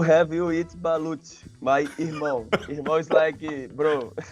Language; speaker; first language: English; non-native, learner; Portuguese